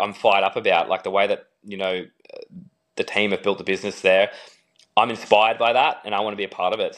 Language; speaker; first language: English; native; English